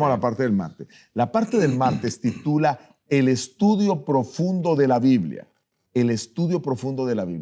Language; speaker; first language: Spanish; native; Spanish